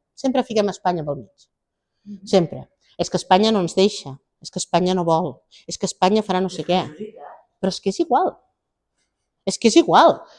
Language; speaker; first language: Catalan; native; Catalan